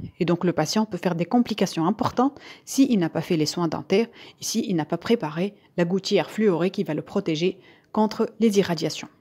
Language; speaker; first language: French; non-native, local second language; Arabic